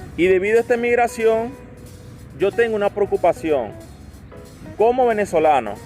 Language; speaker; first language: Spanish; native; Spanish